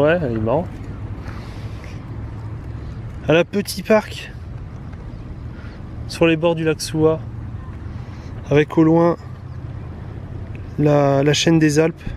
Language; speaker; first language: French; native; French